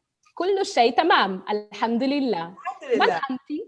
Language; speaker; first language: Arabic; non-native, fluent; Polish